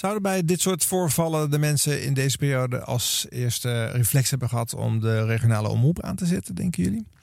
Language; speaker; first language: Dutch; native; Dutch